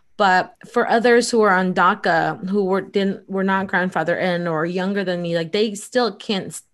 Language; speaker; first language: English; early bilingual, other home language; Spanish